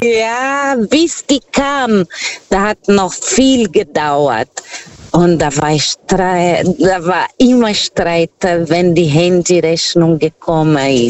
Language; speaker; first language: German; non-native, fluent; Portuguese